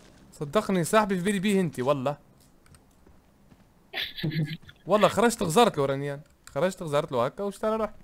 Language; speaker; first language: Arabic; native; Arabic